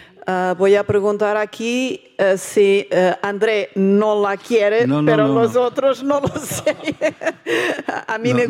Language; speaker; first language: Spanish; non-native, fluent; Portuguese